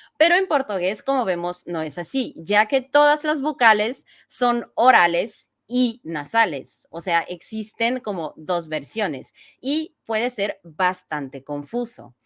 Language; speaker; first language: Spanish; non-native, fluent; Bulgarian